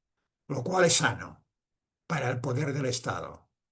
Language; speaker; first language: Spanish; non-native, local second language; Catalan